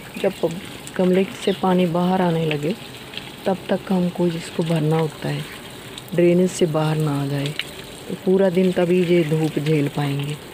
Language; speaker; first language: Hindi; non-native, local second language; Punjabi